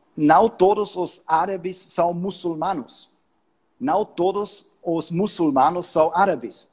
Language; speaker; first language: Portuguese; non-native, fluent; German